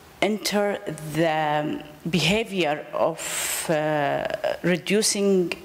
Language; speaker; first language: English; non-native, learner; Arabic